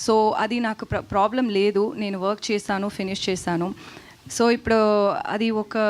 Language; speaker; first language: Telugu; non-native, learner; Tamil